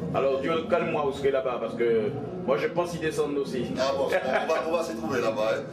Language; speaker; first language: French; native; French